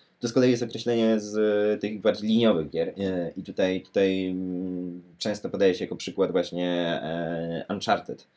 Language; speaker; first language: Polish; native; Polish